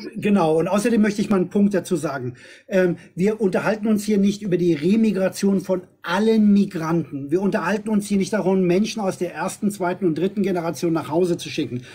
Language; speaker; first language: German; non-native, fluent; Kurdish